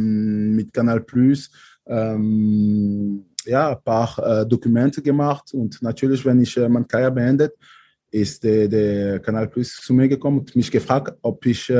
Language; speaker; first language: German; non-native, fluent; French